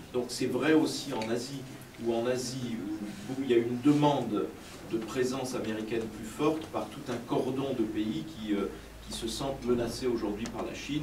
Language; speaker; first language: French; native; French